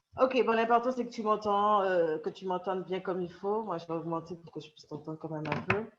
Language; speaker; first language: French; native; French